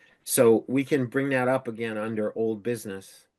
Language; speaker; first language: English; native; English